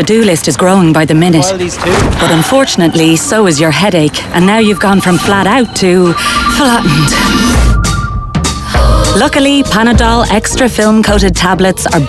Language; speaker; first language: English; native; English